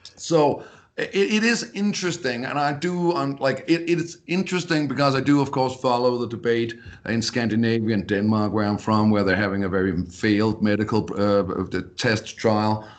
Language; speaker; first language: English; non-native, fluent; Danish